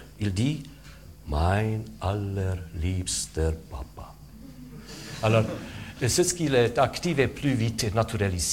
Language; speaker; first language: French; non-native, fluent; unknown